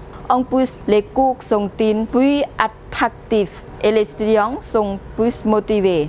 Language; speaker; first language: French; non-native, fluent; Lao